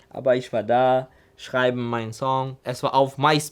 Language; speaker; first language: German; non-native, learner; Turkish